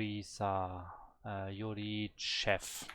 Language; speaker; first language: Korean; non-native, learner; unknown